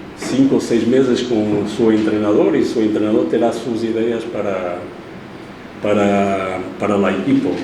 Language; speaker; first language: Spanish; non-native, fluent; Portuguese